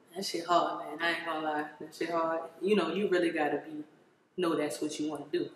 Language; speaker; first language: English; native; English